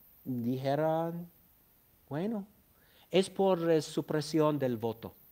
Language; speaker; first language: Spanish; non-native, fluent; English